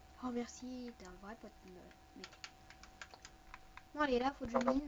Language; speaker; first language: French; native; French